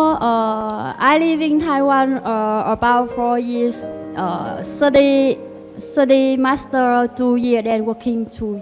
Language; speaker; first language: English; non-native, learner; Vietnamese